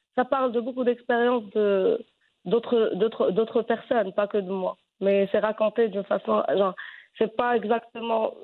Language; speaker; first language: French; non-native, local second language; Arabic